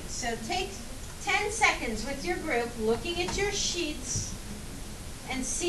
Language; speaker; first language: English; native; English